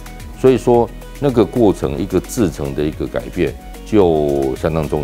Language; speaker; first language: Chinese; native; Chinese